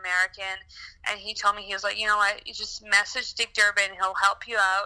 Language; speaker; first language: English; non-native, fluent; French